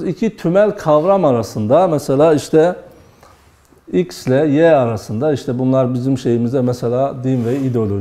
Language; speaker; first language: Turkish; native; Turkish